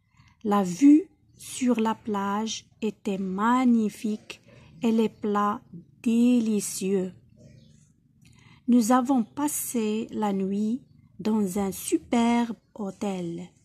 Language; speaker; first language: French; non-native, local second language; Arabic